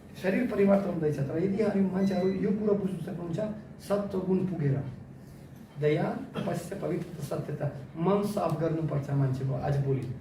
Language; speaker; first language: Nepali; non-native, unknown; Russian